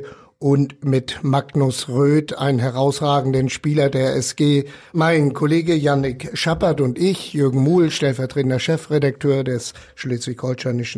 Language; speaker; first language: German; native; German